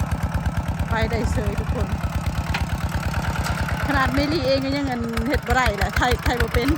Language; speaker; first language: Thai; non-native, local second language; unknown